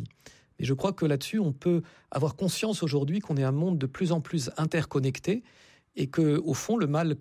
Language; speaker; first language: French; native; French